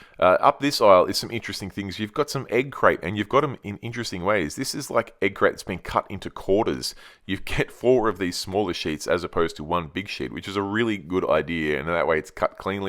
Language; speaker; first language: English; native; English